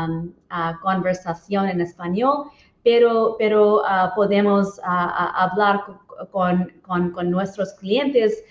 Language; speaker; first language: Spanish; non-native, learner; English